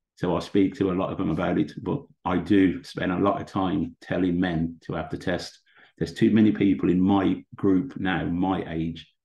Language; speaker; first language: English; native; English